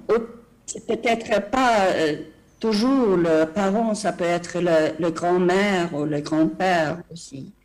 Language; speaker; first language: French; non-native, fluent; Swedish